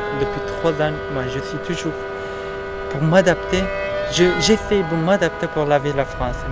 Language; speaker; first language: French; non-native, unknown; Persian